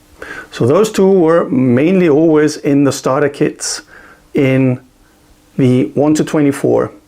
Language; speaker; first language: English; non-native, fluent; German